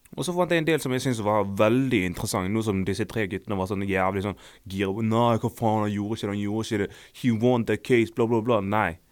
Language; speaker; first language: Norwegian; early bilingual, other home language; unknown